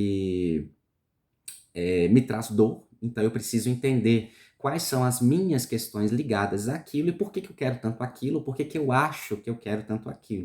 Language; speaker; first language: Portuguese; native; Portuguese